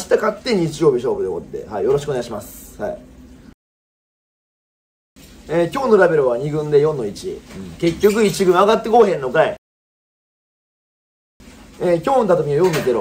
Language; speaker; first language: Japanese; native; Japanese